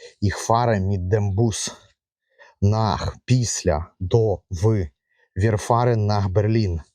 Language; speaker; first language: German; non-native, fluent; Ukrainian